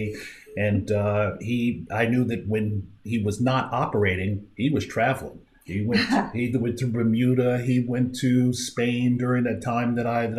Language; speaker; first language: English; native; English